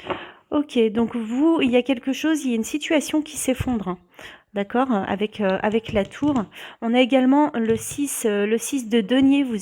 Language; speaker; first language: French; native; French